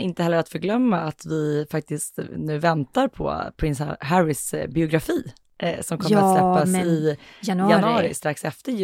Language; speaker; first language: Swedish; native; Swedish